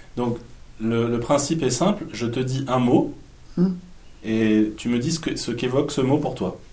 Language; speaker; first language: French; native; French